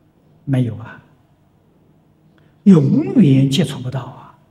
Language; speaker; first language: Chinese; native; Chinese